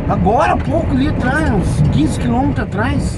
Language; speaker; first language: Portuguese; native; Portuguese